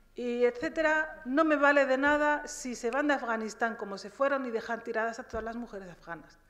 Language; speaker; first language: Spanish; early bilingual, other home language; Riffian